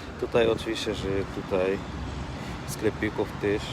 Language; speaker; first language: Polish; non-native, learner; Arabic